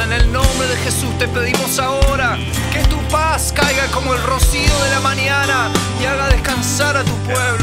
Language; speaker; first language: Spanish; native; Spanish